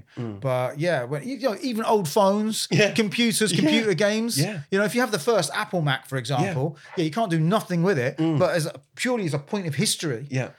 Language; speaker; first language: English; native; English